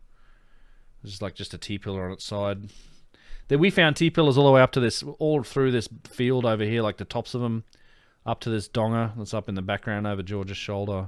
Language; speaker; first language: English; native; English